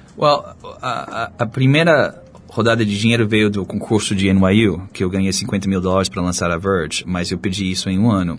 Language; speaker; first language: Portuguese; non-native, fluent; English